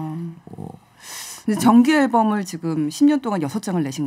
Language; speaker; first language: Korean; native; Korean